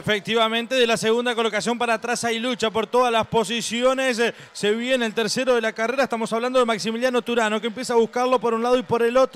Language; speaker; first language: Spanish; native; Spanish